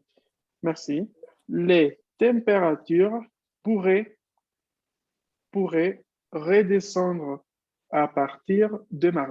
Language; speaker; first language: French; non-native, fluent; Spanish